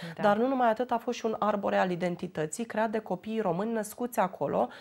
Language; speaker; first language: Romanian; native; Romanian